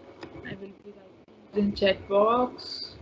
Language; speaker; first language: English; non-native, local second language; Hindi